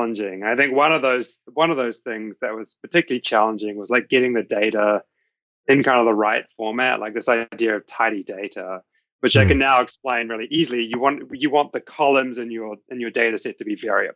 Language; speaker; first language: English; native; English